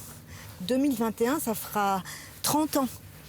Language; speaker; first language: French; non-native, local second language; Arabic